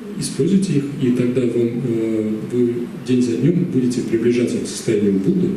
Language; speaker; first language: Russian; native; Russian